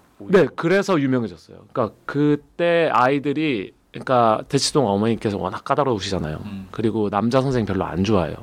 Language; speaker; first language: Korean; early bilingual, heritage; Korean